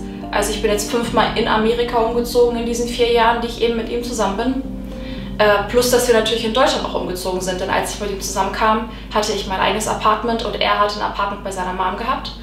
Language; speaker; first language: German; native; German